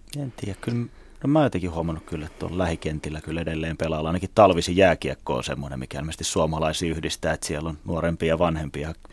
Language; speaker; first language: Finnish; native; Finnish